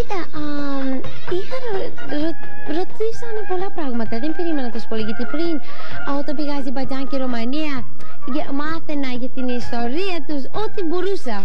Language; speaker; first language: Greek; early bilingual, heritage; English